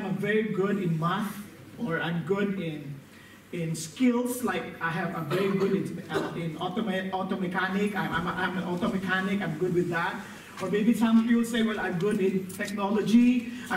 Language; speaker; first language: English; non-native, local second language; Filipino